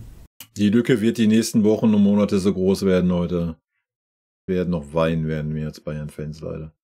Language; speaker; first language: German; native; German